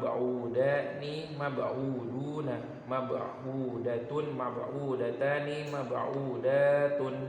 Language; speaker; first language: Arabic; non-native, learner; Indonesian